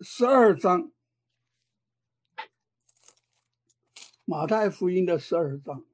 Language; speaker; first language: Chinese; native; Chinese